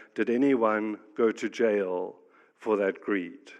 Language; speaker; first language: English; native; English